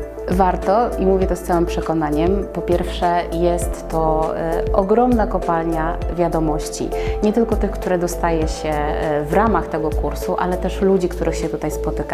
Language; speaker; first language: Polish; native; Polish